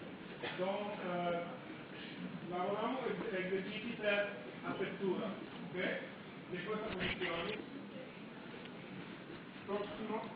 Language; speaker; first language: Italian; non-native, learner; Romanian